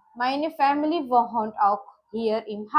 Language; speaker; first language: German; non-native, learner; Gujarati